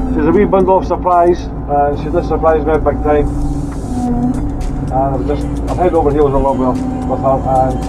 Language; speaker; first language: English; native; English